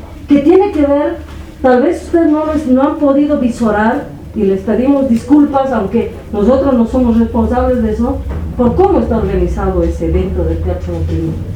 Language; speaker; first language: Spanish; native; Spanish